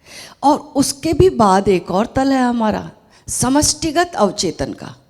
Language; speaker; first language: Hindi; native; Hindi